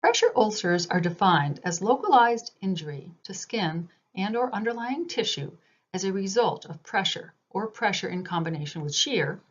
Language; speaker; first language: English; native; English